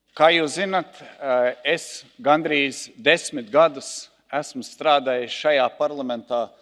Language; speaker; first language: Latvian; early bilingual, heritage; Latvian